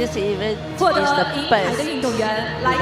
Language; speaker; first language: English; non-native, learner; Chinese